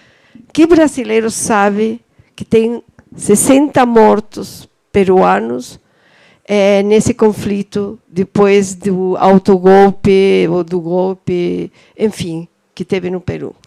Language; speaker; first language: Portuguese; non-native, fluent; Spanish